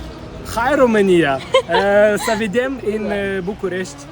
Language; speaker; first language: Romanian; non-native, learner; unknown